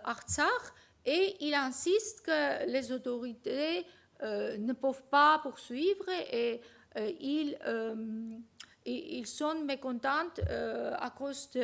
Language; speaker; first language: French; non-native, fluent; Armenian